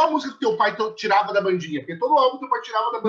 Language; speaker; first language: Portuguese; native; Portuguese